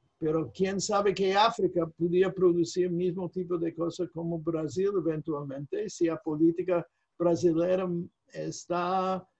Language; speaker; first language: Portuguese; non-native, fluent; English